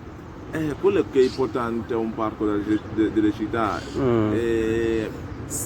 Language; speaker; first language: Italian; non-native, learner; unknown